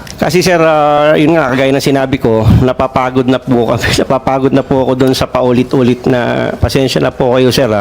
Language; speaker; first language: Filipino; non-native, local second language; Cebuano